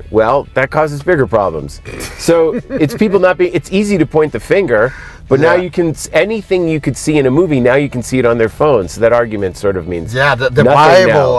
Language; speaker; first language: English; native; English